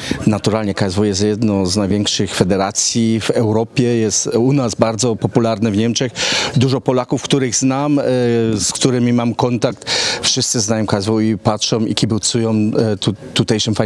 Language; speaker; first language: Polish; early bilingual, heritage; Polish